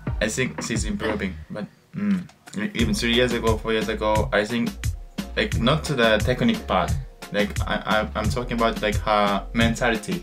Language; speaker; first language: English; non-native, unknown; Japanese